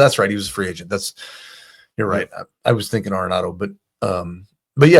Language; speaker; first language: English; native; English